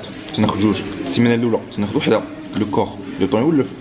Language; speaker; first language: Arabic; native; Arabic